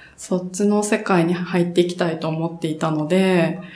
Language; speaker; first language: Japanese; native; Japanese